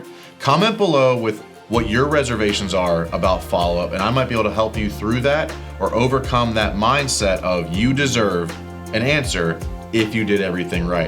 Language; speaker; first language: English; native; English